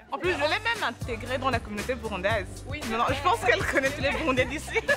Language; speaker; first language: French; non-native, local second language; Rundi